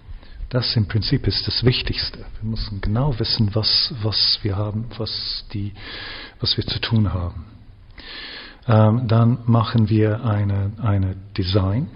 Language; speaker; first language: German; non-native, fluent; English